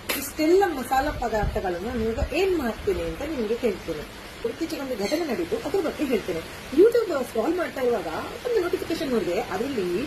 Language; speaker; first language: Kannada; native; Kannada